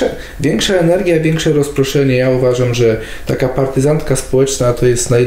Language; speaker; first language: Polish; native; Polish